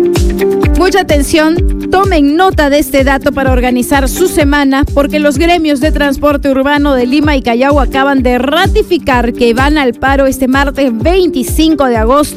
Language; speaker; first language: Spanish; native; Spanish